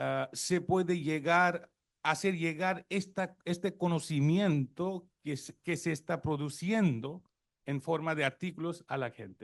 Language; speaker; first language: Spanish; non-native, fluent; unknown